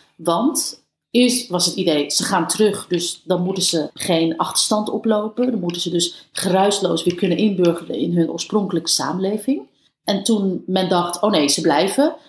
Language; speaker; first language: Dutch; early bilingual, other home language; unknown